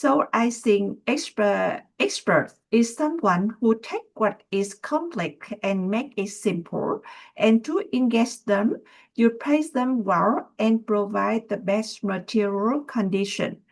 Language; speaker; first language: English; non-native, learner; Vietnamese